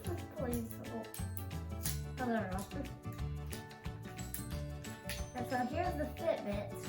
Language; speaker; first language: English; native; English